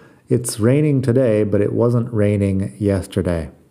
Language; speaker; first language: English; native; English